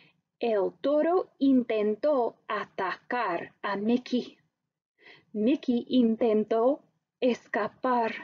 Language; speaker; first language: Spanish; non-native, fluent; English